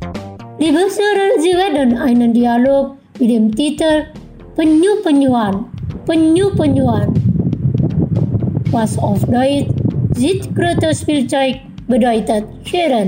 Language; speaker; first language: German; non-native, fluent; Indonesian